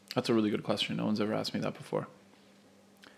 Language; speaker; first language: English; non-native, fluent; Polish